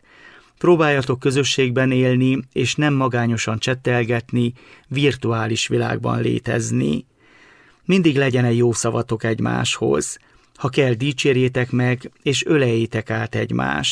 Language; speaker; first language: Hungarian; native; Hungarian